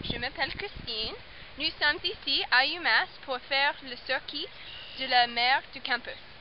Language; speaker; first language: French; non-native, learner; English